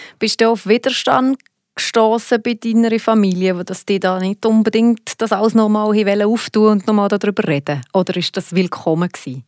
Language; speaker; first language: German; native; German